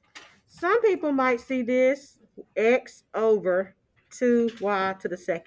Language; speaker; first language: English; native; English